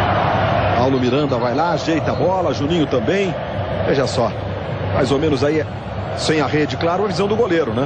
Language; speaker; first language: Portuguese; native; Portuguese